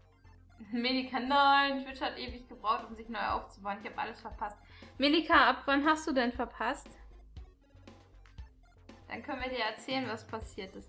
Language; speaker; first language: German; native; German